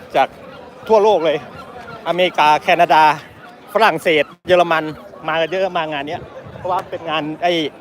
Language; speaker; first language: Thai; native; Thai